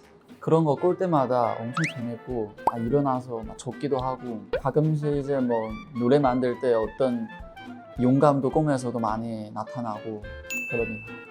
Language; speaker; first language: Korean; non-native, fluent; Chinese